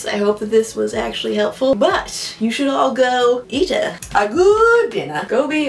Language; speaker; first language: English; native; English